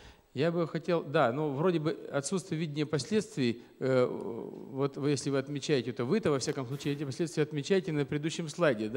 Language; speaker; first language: Russian; native; Russian